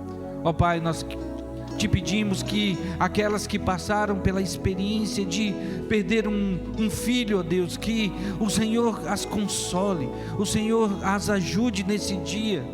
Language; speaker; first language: Portuguese; native; Portuguese